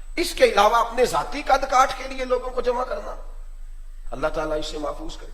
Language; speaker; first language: Urdu; non-native, local second language; Punjabi